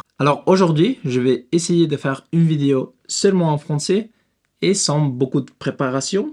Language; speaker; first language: French; non-native, learner; Spanish